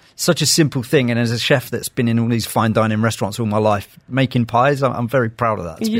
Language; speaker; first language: English; native; English